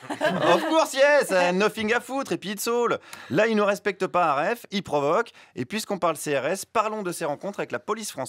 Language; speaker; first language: French; native; French